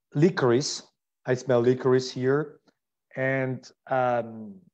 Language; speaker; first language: English; non-native, fluent; Italian